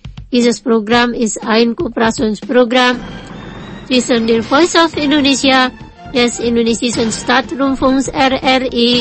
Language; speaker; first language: German; non-native, fluent; Indonesian